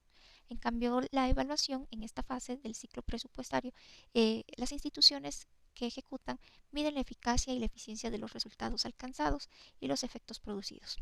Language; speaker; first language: Spanish; native; Spanish